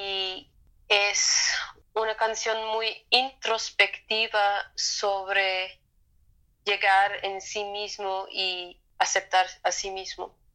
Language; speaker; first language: Spanish; non-native, fluent; German